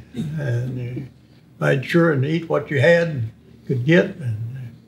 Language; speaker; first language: English; native; English